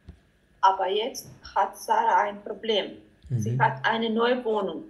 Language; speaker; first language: German; non-native, learner; Croatian